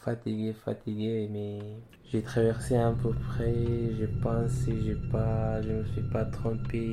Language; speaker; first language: French; non-native, learner; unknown